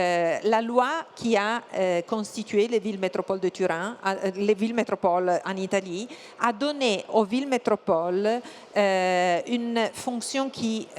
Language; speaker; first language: French; non-native, fluent; Italian